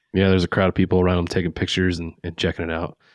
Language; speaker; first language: English; native; English